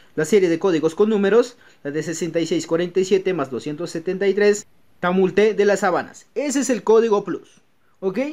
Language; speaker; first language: Spanish; native; Spanish